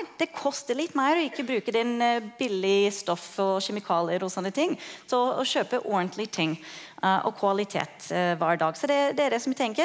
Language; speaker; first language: Norwegian; non-native, fluent; English